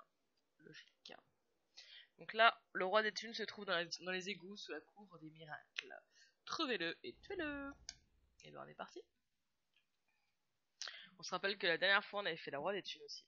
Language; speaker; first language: French; native; French